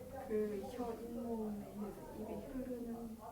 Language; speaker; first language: Korean; native; Korean